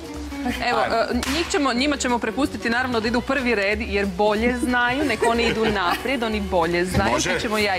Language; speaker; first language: Croatian; native; Croatian